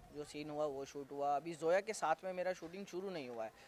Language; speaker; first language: Hindi; native; Hindi